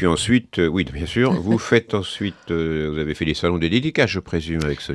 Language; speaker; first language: French; native; French